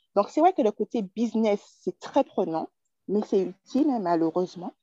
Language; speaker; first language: French; native; French